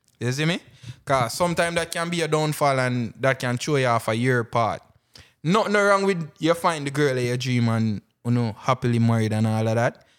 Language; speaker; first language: English; non-native, local second language; Jamaican Creole English